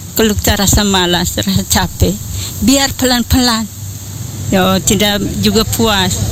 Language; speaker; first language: Indonesian; non-native, local second language; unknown